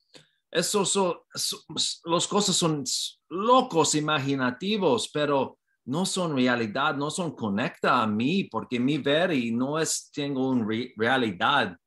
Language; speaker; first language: Spanish; non-native, learner; English